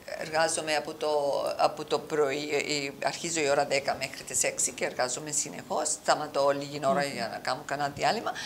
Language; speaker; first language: Greek; early bilingual, heritage; Greek